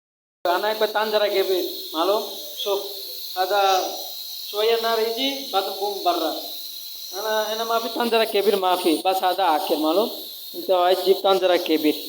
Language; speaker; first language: Arabic; non-native, learner; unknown